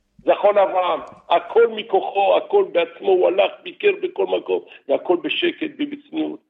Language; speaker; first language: Hebrew; early bilingual, other home language; Arabic